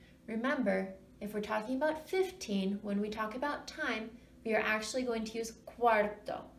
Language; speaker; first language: English; native; English